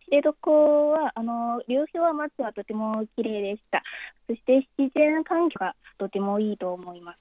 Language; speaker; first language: Japanese; non-native, learner; Chinese